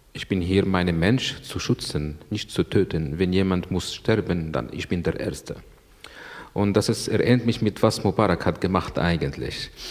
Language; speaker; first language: German; non-native, fluent; Arabic